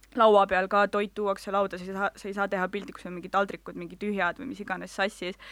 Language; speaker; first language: Estonian; non-native, local second language; Russian